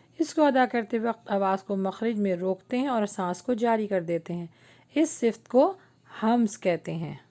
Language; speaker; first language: Urdu; native; Urdu